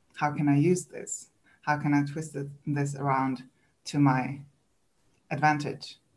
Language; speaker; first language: English; non-native, fluent; Swedish